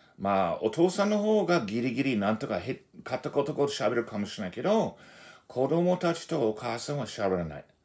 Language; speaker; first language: Japanese; non-native, fluent; English